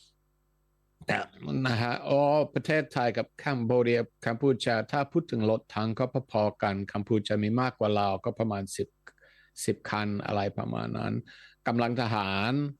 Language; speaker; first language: Thai; non-native, fluent; Dutch